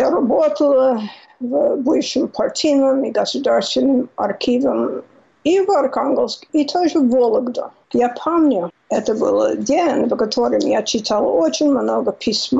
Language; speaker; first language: Russian; non-native, fluent; English